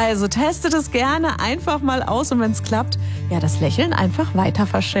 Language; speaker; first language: German; native; German